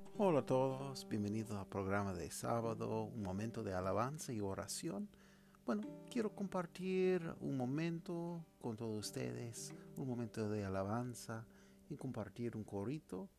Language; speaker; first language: Spanish; non-native, fluent; English